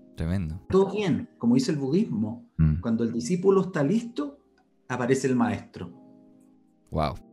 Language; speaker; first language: Spanish; native; Spanish